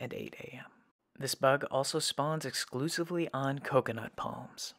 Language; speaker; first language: English; native; English